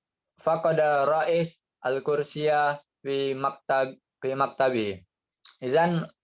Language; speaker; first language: Arabic; non-native, learner; Indonesian